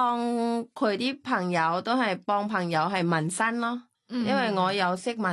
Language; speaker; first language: Cantonese; non-native, learner; Thai